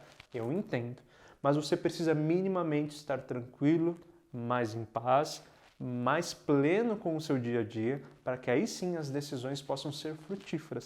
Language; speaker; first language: Portuguese; native; Portuguese